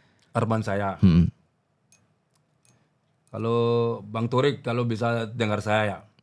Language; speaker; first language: Indonesian; non-native, learner; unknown